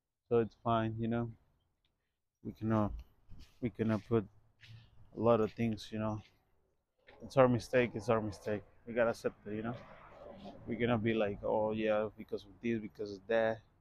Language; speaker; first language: English; non-native, fluent; Spanish